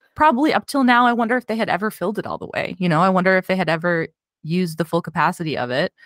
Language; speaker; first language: English; native; English